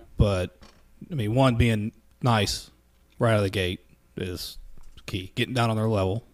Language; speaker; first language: English; native; English